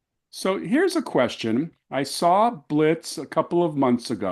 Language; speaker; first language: English; native; English